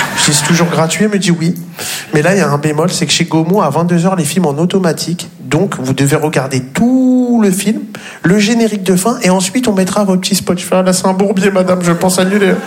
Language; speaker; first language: French; native; French